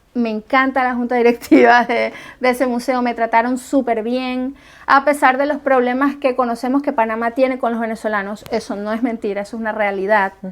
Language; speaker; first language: Spanish; native; Spanish